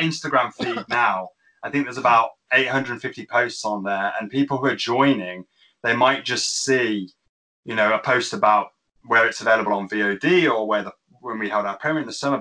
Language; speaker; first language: English; native; English